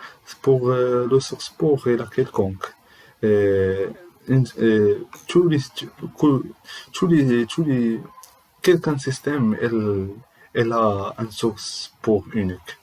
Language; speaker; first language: French; non-native, learner; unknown